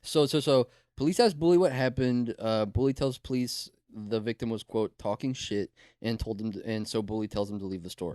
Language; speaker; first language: English; native; English